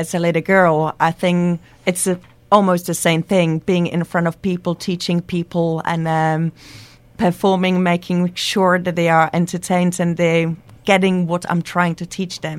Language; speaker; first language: English; non-native, fluent; Czech